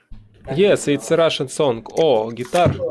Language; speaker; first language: English; non-native, learner; Russian